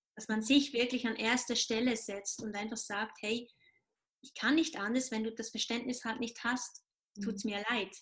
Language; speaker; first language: German; native; German